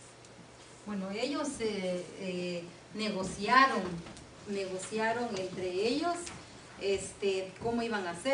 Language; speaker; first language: Spanish; non-native, local second language; Kaqchikel